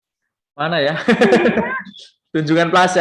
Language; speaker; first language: Indonesian; native; Indonesian